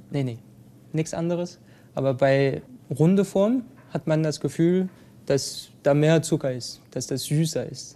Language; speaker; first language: German; non-native, fluent; French